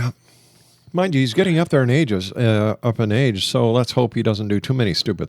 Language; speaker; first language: English; native; English